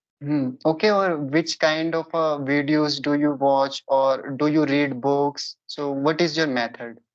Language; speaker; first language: English; non-native, local second language; Hindi